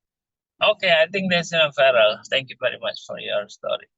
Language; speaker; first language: English; non-native, fluent; Indonesian